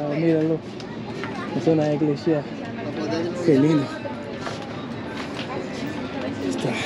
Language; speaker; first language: Spanish; non-native, learner; English